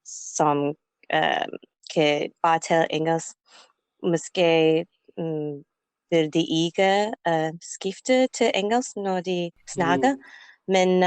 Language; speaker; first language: Danish; non-native, learner; English